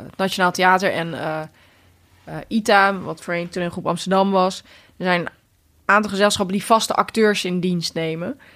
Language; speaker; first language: Dutch; native; Dutch